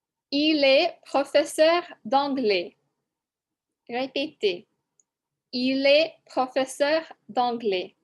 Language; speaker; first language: French; non-native, fluent; English